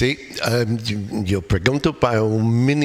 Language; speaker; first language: Spanish; non-native, learner; English